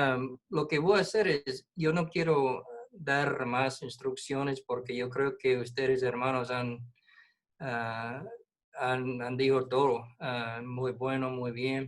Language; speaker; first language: Spanish; non-native, fluent; English